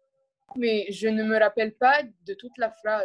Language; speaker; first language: French; non-native, learner; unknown